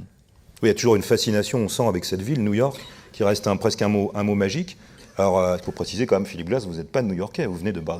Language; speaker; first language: French; native; French